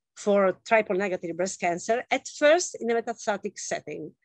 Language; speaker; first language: English; non-native, fluent; Italian